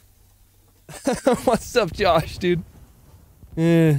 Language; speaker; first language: English; native; English